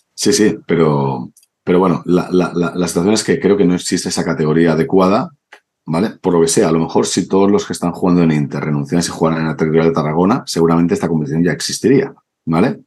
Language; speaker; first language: Spanish; native; Spanish